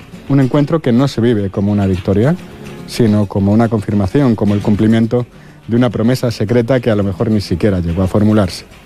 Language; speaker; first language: Spanish; native; Spanish